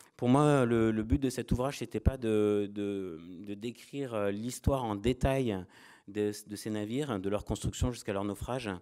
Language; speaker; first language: French; native; French